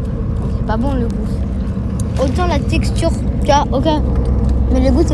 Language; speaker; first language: French; native; French